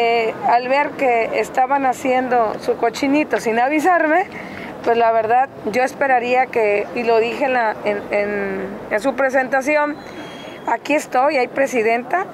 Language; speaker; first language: Spanish; native; Spanish